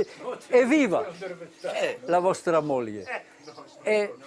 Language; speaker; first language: Italian; non-native, learner; Czech